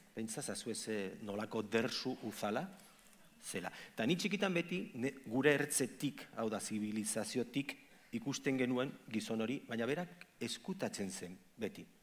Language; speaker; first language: Basque; non-native, local second language; Spanish